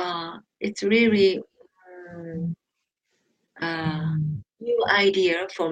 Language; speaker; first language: English; non-native, learner; Japanese